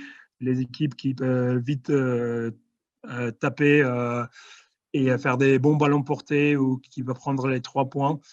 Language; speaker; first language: French; non-native, fluent; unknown